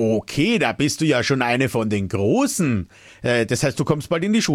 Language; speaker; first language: German; native; German